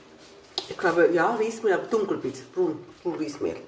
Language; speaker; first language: German; non-native, local second language; Tamil